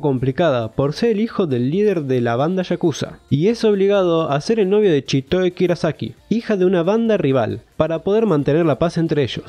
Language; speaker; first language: Spanish; native; Spanish